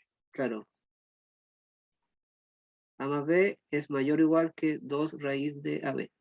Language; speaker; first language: Spanish; native; Spanish